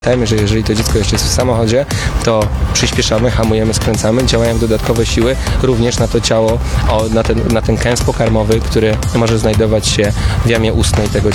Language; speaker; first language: Polish; native; Polish